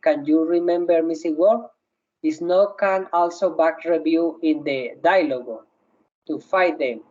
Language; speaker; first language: English; non-native, learner; Spanish